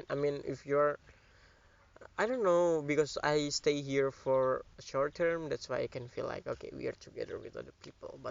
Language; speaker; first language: English; non-native, learner; Indonesian